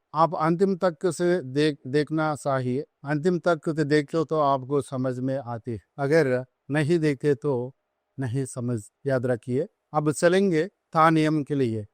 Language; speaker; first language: Hindi; non-native, local second language; Telugu